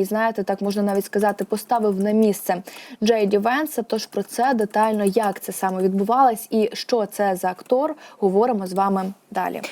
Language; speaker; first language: Ukrainian; native; Ukrainian